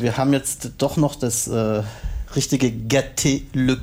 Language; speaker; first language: German; native; German